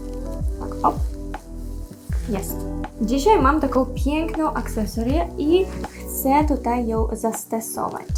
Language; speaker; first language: Polish; non-native, learner; Russian